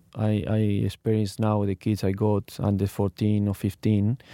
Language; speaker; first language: English; non-native, learner; Spanish